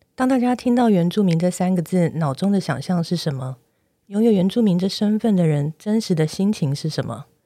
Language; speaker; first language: Chinese; native; Chinese